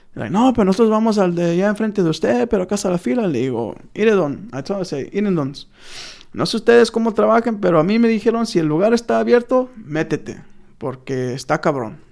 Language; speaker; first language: Spanish; early bilingual, heritage; Spanish